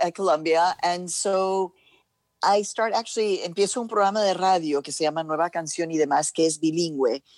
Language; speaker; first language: Spanish; early bilingual, heritage; Spanish